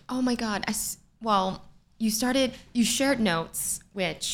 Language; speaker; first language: English; native; English